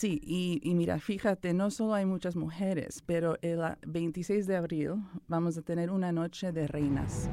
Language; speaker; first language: Spanish; early bilingual, other home language; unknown